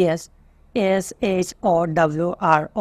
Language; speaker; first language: English; non-native, learner; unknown